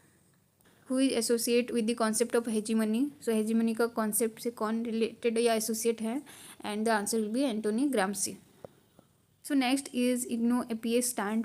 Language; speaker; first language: Hindi; native; Hindi